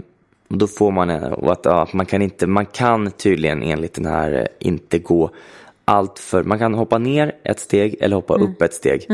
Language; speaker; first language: Swedish; native; Swedish